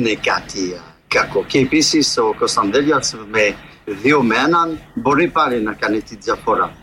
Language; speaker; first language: Greek; non-native, fluent; French